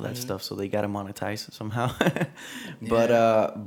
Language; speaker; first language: English; non-native, fluent; Spanish